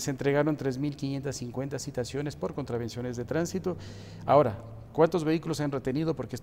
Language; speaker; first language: Spanish; native; Spanish